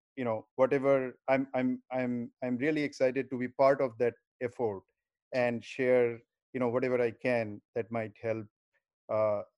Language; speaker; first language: English; non-native, local second language; Bangla